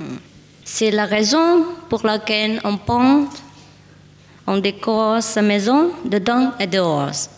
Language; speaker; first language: French; non-native, learner; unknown